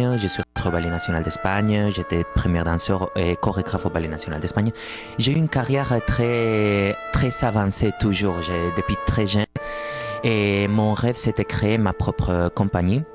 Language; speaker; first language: French; non-native, fluent; Spanish